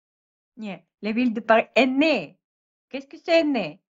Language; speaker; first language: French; non-native, learner; Russian